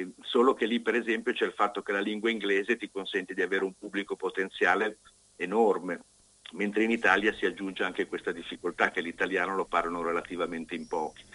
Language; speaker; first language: Italian; native; Italian